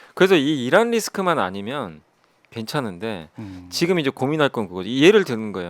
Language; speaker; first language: Korean; native; Korean